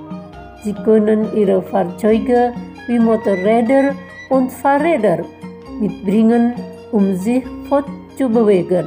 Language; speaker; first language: German; non-native, fluent; Indonesian